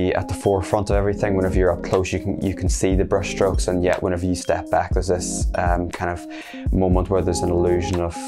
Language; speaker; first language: English; native; English